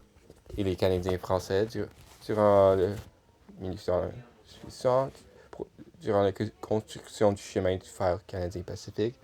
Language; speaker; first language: French; non-native, local second language; English